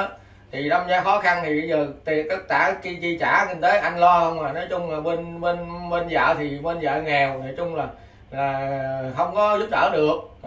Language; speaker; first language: Vietnamese; native; Vietnamese